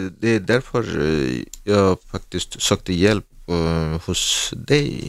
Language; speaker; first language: Swedish; non-native, learner; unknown